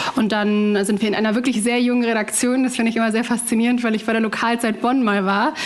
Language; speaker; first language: German; early bilingual, other home language; Arabic